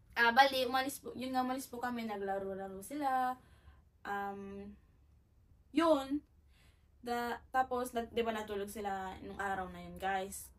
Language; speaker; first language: Filipino; native; Filipino